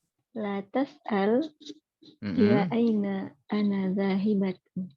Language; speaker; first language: Arabic; non-native, learner; Indonesian